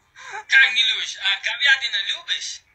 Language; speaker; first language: Russian; non-native, learner; Uzbek